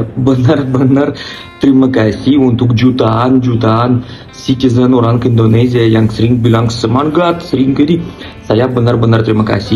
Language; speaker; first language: Indonesian; non-native, learner; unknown